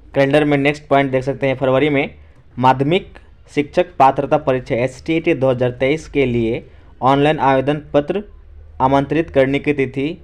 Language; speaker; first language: Hindi; native; Hindi